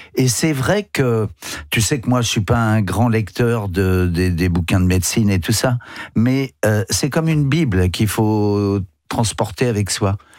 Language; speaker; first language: French; native; French